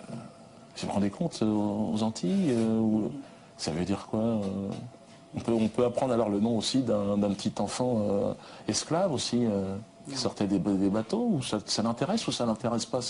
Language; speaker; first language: French; native; French